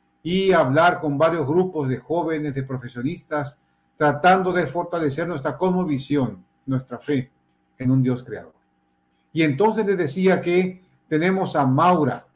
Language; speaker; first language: Spanish; native; Spanish